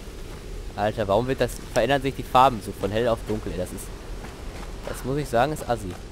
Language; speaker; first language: German; native; German